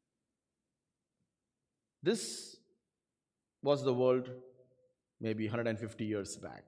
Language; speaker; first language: English; non-native, local second language; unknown